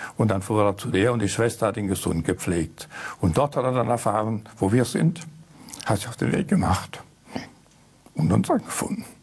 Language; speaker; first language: German; native; German